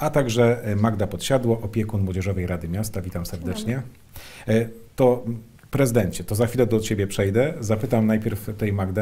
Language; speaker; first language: Polish; native; Polish